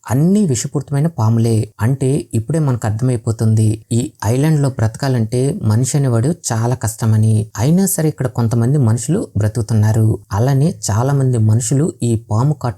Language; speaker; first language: Telugu; native; Telugu